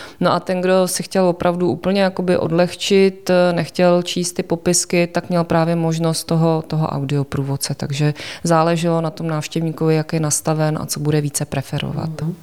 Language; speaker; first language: Czech; native; Czech